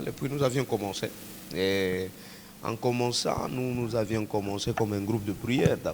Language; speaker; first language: French; non-native, local second language; Swahili